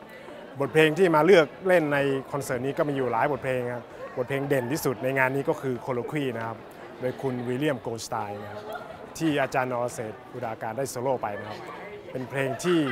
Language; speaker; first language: Thai; native; Thai